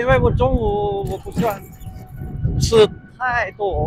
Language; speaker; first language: Chinese; non-native, fluent; English